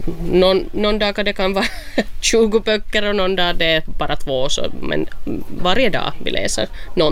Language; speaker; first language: Swedish; non-native, local second language; Finnish